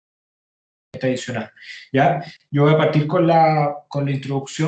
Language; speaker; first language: Spanish; native; Spanish